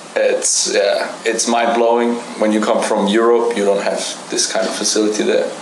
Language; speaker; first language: English; non-native, fluent; German